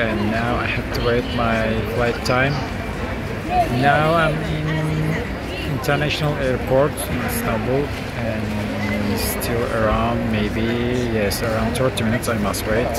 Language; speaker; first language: English; non-native, learner; Turkish